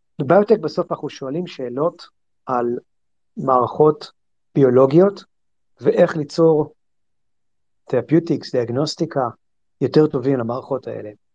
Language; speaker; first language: Hebrew; native; Hebrew